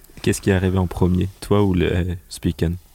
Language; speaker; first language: French; non-native, learner; Swedish